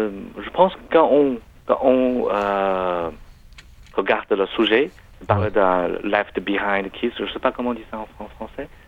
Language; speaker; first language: French; non-native, learner; Chinese